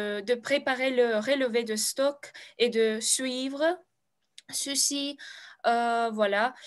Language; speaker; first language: French; non-native, fluent; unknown